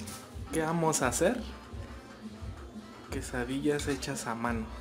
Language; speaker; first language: Spanish; native; Spanish